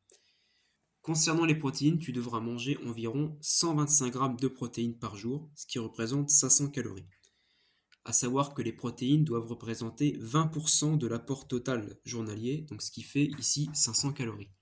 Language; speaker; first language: French; native; French